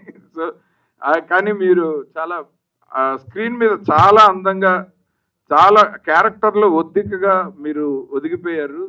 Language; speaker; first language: Telugu; native; Telugu